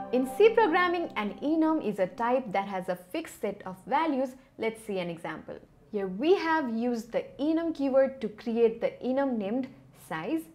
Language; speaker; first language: English; non-native, local second language; Nepali